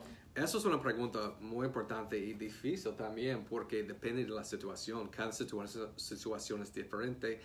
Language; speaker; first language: Spanish; non-native, fluent; English